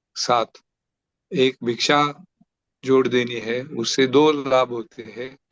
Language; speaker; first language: Hindi; non-native, local second language; Marathi